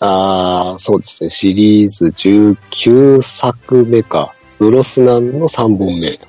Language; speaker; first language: Japanese; native; Japanese